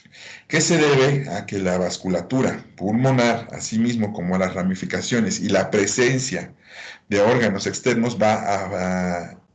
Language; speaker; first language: Spanish; native; Spanish